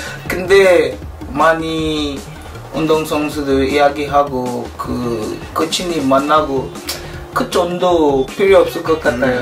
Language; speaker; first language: Korean; non-native, learner; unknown